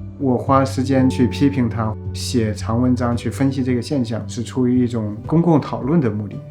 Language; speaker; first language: Chinese; native; Chinese